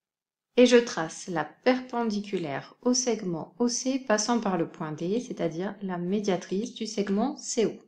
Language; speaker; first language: French; native; French